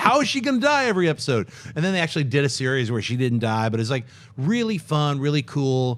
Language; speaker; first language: English; native; English